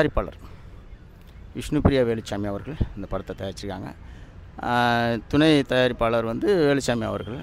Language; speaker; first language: Tamil; native; Tamil